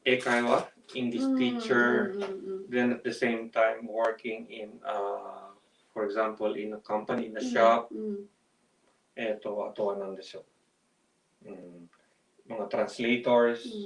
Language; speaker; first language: English; non-native, local second language; Filipino